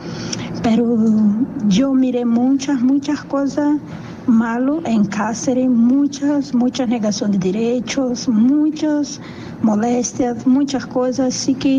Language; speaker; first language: Spanish; non-native, learner; Portuguese